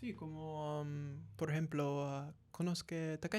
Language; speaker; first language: Spanish; early bilingual, heritage; English